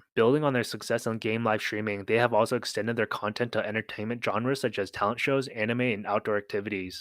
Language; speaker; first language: English; native; English